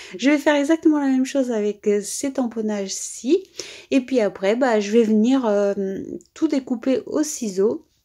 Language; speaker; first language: French; native; French